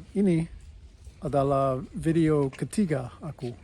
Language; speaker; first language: Indonesian; non-native, learner; English